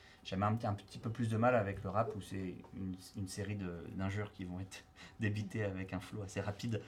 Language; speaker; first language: French; native; French